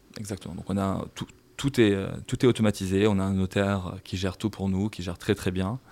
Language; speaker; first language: French; non-native, local second language; Arabic